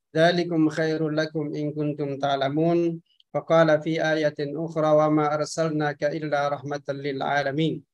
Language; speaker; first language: Arabic; non-native, fluent; Malay